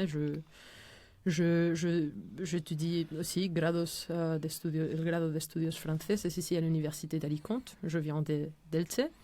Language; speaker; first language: French; non-native, fluent; Spanish